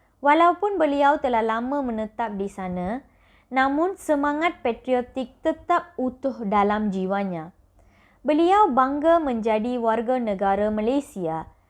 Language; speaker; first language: Malay; non-native, local second language; Tamil